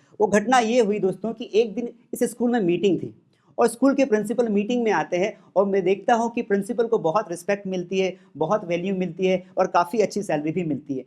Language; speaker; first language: Hindi; native; Hindi